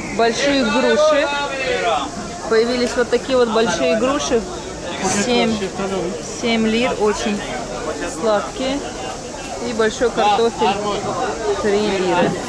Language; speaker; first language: Russian; native; Russian